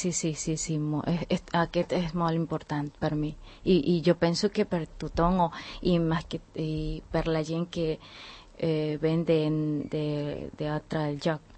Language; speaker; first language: Catalan; non-native, learner; Spanish